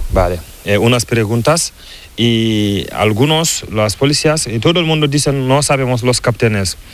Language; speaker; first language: Spanish; non-native, learner; Fula